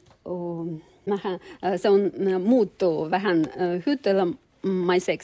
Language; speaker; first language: Finnish; non-native, learner; Russian